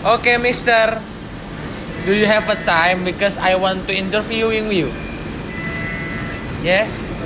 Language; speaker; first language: English; non-native, learner; Indonesian